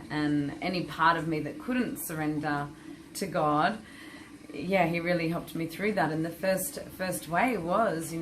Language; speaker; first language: English; native; English